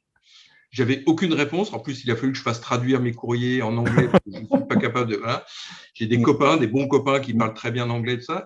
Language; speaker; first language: French; native; French